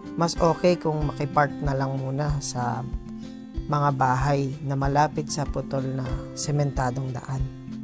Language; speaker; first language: Filipino; native; Filipino